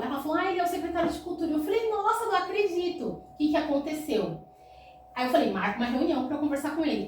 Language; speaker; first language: Portuguese; native; Portuguese